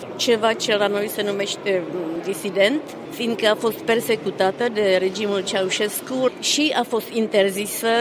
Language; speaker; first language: Romanian; non-native, fluent; Czech